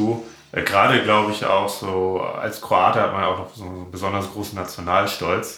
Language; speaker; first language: German; native; German